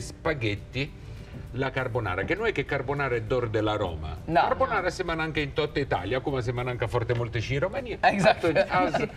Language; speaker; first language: Romanian; non-native, fluent; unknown